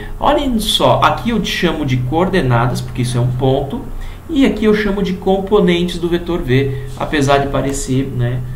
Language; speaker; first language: Portuguese; native; Portuguese